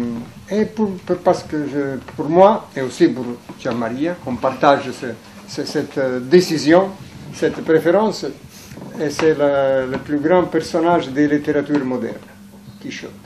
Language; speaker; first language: French; non-native, fluent; Italian